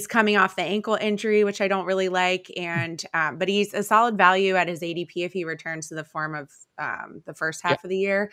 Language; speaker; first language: English; native; English